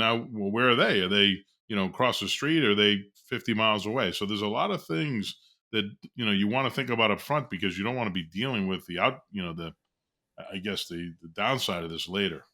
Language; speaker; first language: English; native; English